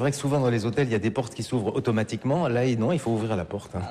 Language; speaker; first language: French; native; French